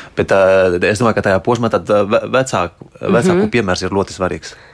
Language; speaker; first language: Latvian; non-native, fluent; Spanish